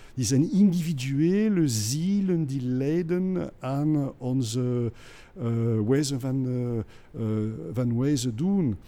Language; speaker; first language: Dutch; non-native, local second language; French